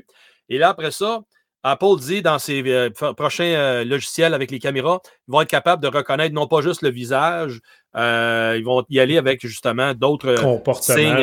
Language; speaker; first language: French; native; French